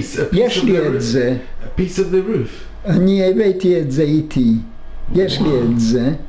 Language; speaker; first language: Hebrew; non-native, fluent; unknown